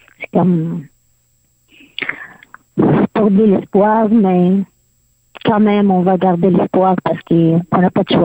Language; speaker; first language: French; non-native, learner; Arabic